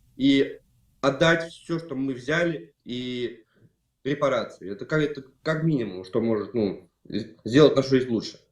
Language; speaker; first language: Russian; native; Russian